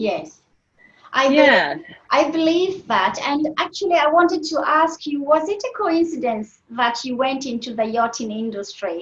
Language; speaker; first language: English; non-native, fluent; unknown